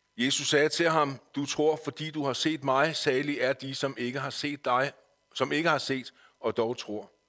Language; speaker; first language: Danish; native; Danish